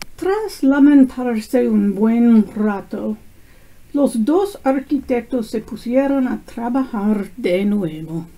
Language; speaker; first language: Spanish; non-native, learner; English